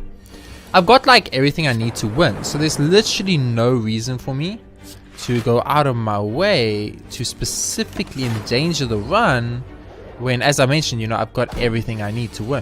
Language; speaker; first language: English; native; English